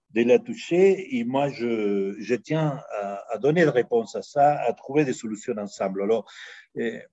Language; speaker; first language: French; non-native, fluent; Spanish